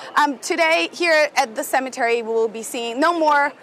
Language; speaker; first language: English; non-native, fluent; Portuguese